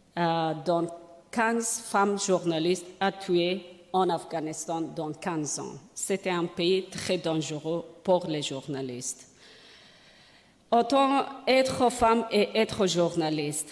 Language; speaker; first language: French; non-native, learner; Persian